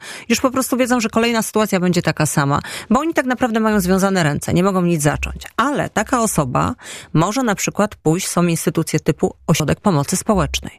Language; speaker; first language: Polish; native; Polish